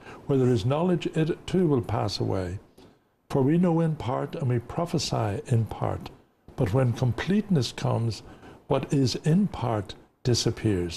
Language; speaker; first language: English; native; English